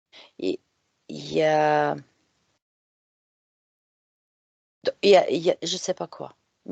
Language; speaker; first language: French; non-native, fluent; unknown